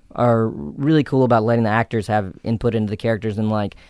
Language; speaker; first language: English; native; English